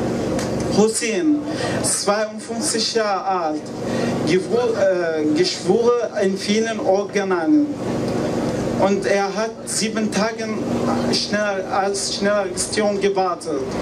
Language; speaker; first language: German; non-native, learner; Arabic